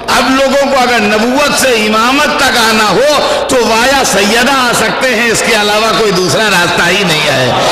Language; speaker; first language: Urdu; native; Urdu